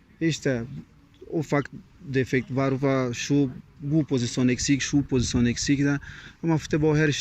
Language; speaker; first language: Turkish; non-native, learner; Portuguese